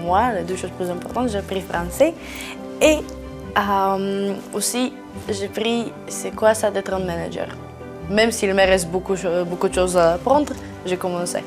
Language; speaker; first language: French; non-native, fluent; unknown